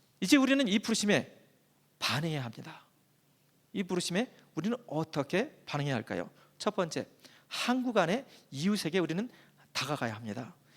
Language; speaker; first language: Korean; native; Korean